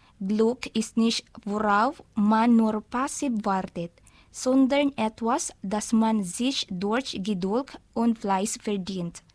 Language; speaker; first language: German; non-native, learner; Filipino